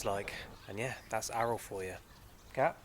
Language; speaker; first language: English; native; English